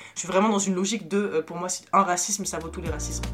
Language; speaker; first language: French; early bilingual, other home language; Arabic